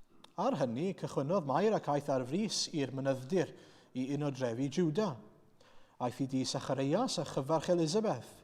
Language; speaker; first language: Welsh; native; Welsh